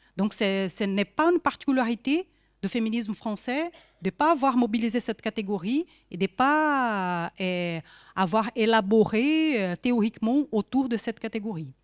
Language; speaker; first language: French; non-native, fluent; Portuguese